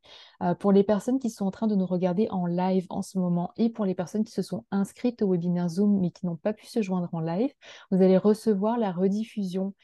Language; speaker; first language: French; native; French